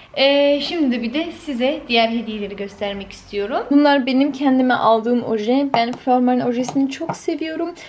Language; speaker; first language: Turkish; early bilingual, heritage; Turkish